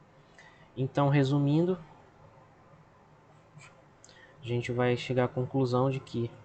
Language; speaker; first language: Portuguese; native; Portuguese